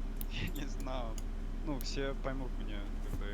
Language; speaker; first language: Russian; non-native, learner; English